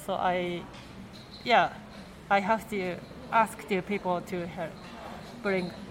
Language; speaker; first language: English; non-native, learner; Japanese